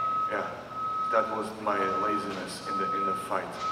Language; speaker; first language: English; non-native, fluent; Czech